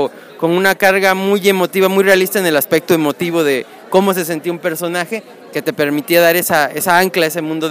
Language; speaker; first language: Spanish; native; Spanish